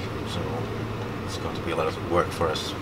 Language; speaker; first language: English; non-native, fluent; Finnish